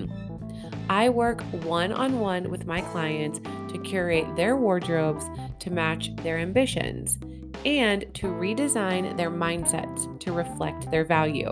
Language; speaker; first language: English; native; English